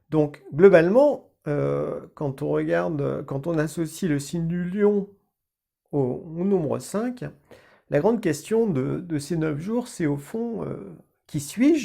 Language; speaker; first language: French; native; French